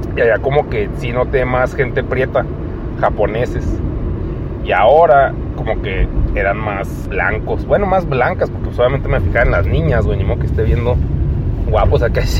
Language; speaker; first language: Spanish; native; Spanish